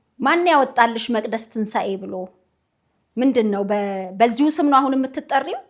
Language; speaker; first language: Amharic; native; Amharic